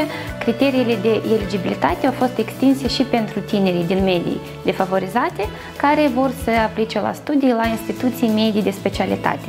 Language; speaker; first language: Romanian; native; Romanian